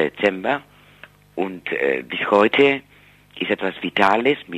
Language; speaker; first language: German; non-native, fluent; Spanish